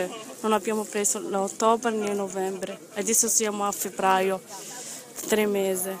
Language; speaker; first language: Italian; non-native, fluent; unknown